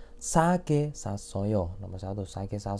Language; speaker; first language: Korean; non-native, fluent; Indonesian